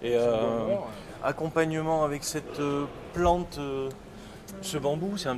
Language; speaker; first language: French; native; French